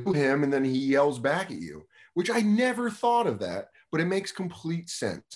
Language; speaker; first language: English; native; English